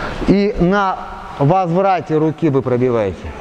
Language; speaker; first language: Russian; native; Russian